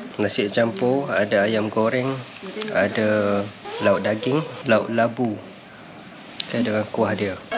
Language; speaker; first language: Malay; non-native, fluent; Western Cham